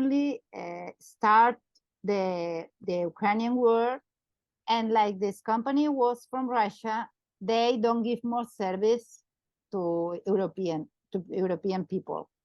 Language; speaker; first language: English; non-native, learner; Catalan